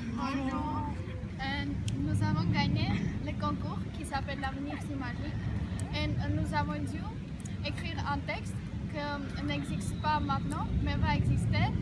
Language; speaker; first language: French; non-native, learner; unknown